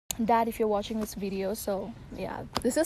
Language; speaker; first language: English; non-native, local second language; Tamil